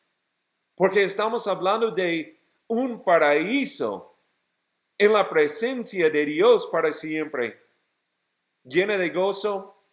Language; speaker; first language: Spanish; non-native, fluent; English